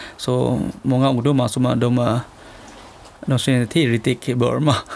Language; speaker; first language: Swedish; non-native, learner; S'gaw Karen